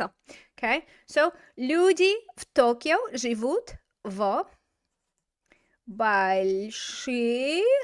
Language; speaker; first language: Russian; non-native, fluent; English